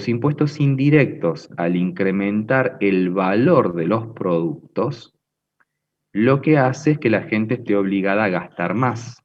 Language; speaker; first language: Spanish; native; Spanish